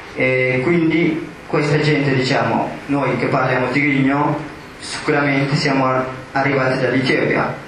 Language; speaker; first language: Italian; non-native, fluent; Tigrinya